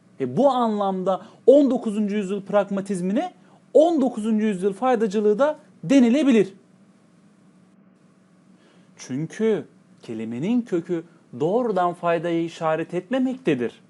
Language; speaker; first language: Turkish; native; Turkish